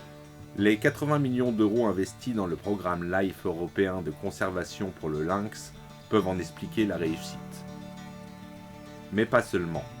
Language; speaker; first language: French; native; French